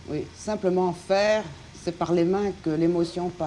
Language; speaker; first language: French; native; French